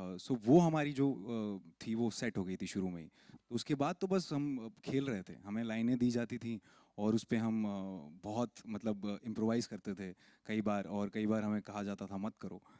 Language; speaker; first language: Hindi; native; Hindi